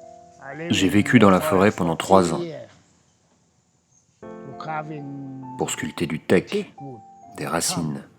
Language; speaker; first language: French; non-native, learner; Thai